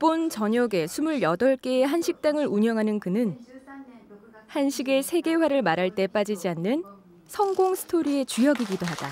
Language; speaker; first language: Korean; native; Korean